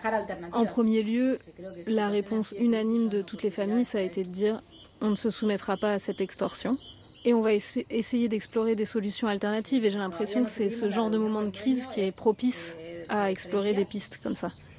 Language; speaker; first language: French; native; French